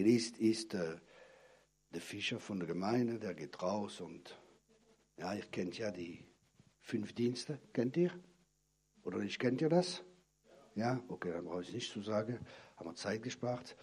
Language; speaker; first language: German; non-native, fluent; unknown